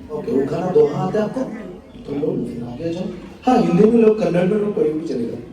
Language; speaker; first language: Hindi; non-native, local second language; Marathi